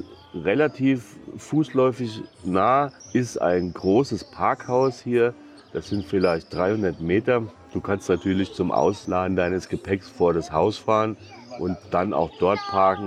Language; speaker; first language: German; native; German